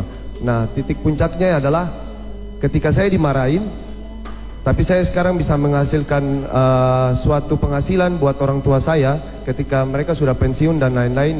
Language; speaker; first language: Indonesian; native; Indonesian